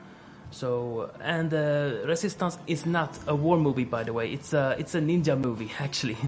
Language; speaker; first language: English; non-native, fluent; Swedish